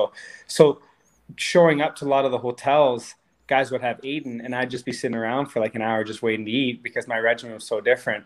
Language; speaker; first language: English; native; English